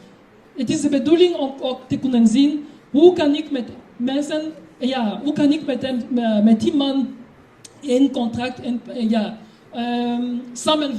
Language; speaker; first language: Dutch; non-native, fluent; French